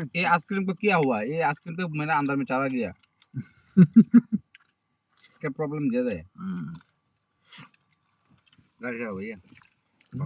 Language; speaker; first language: Hindi; non-native, learner; Bangla